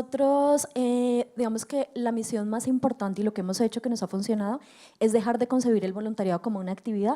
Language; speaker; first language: Spanish; native; Spanish